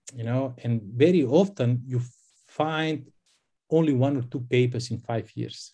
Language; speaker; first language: English; non-native, fluent; Macedonian